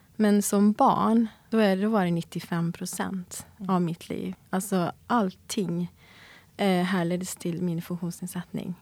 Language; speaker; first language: Swedish; native; Swedish